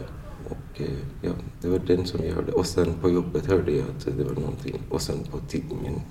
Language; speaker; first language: Swedish; non-native, fluent; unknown